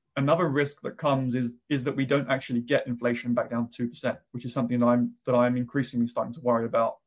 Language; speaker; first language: English; native; English